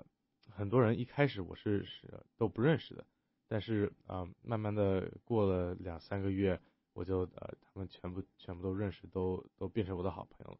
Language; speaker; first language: Chinese; early bilingual, heritage; Chinese